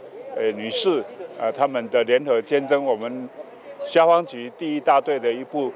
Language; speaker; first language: Chinese; native; Chinese